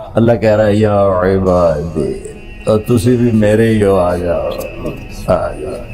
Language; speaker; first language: Urdu; non-native, local second language; Punjabi